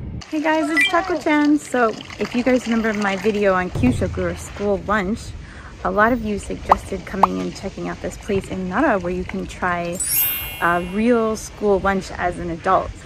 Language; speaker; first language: English; native; English